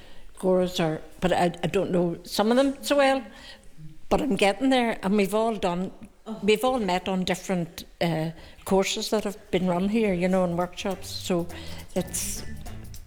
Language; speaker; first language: English; native; English